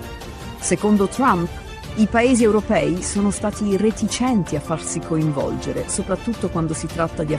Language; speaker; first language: Italian; native; Italian